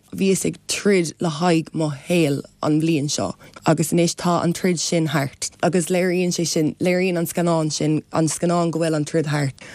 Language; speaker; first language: Irish; non-native, local second language; English